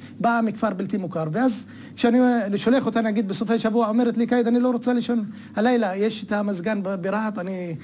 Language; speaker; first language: Hebrew; non-native, local second language; Arabic